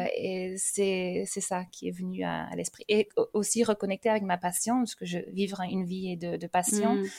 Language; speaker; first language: French; early bilingual, other home language; English